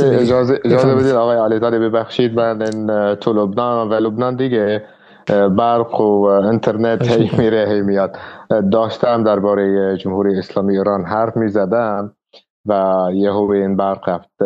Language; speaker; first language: Persian; non-native, fluent; Arabic